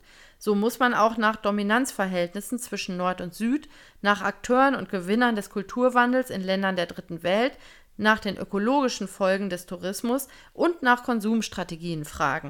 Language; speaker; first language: German; native; German